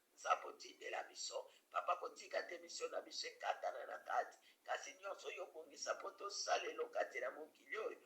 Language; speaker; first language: Lingala; native; Lingala